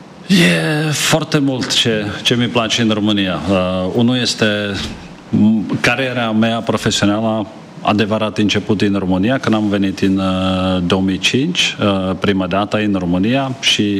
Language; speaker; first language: Romanian; non-native, fluent; Czech